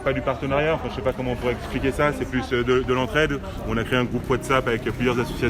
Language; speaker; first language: French; native; French